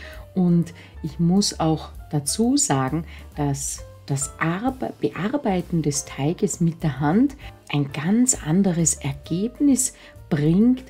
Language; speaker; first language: German; native; German